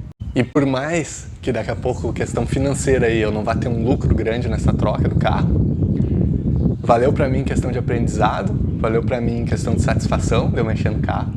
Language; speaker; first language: Portuguese; native; Portuguese